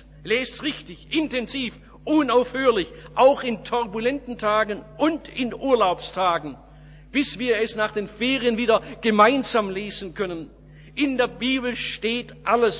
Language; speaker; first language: German; native; German